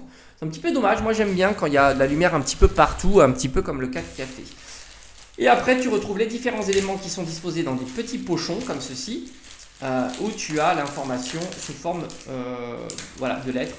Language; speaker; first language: French; native; French